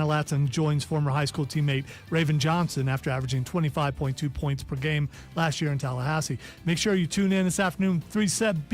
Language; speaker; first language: English; native; English